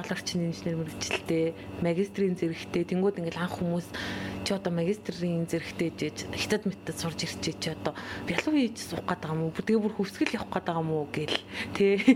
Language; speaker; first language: Mongolian; native; Mongolian